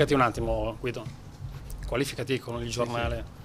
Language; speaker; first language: Italian; native; Italian